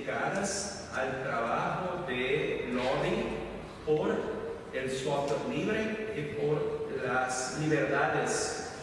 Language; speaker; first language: Spanish; non-native, fluent; Portuguese